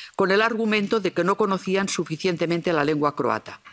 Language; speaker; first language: Spanish; non-native, local second language; Catalan